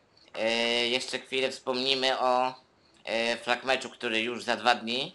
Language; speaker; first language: Polish; native; Polish